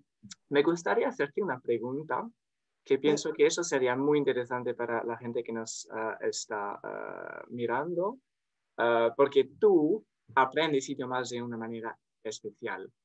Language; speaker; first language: Spanish; non-native, fluent; French